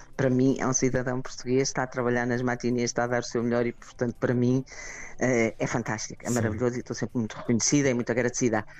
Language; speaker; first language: Portuguese; native; Portuguese